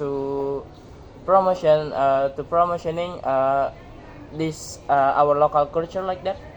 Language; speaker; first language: English; non-native, learner; Indonesian